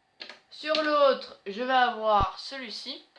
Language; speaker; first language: French; native; French